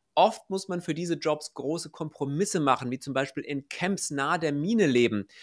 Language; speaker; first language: German; native; German